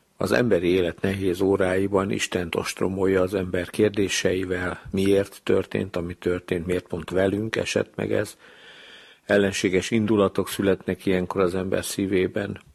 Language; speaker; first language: Hungarian; native; Hungarian